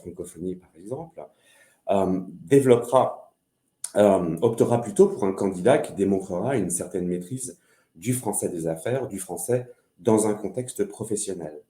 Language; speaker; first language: French; native; French